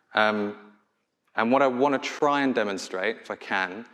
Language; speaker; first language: English; native; English